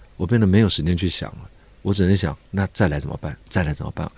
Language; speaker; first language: Chinese; native; Chinese